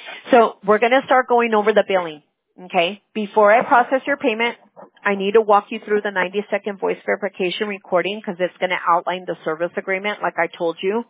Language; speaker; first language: English; early bilingual, other home language; Spanish